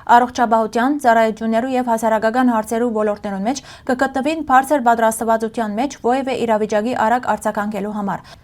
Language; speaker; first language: Armenian; early bilingual, heritage; Armenian